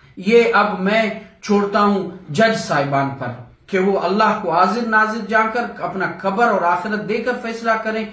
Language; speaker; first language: Urdu; non-native, local second language; Baluchi